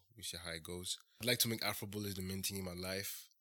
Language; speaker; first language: English; early bilingual, heritage; French